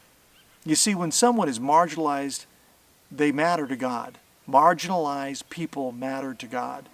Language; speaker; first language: English; native; English